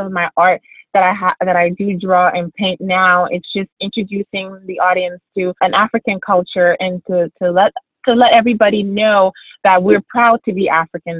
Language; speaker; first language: English; early bilingual, other home language; French